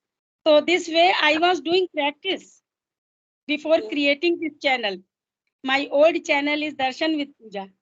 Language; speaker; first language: English; non-native, local second language; Hindi